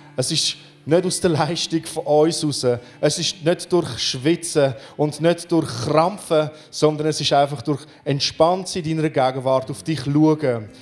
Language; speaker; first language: German; non-native, fluent; Romanian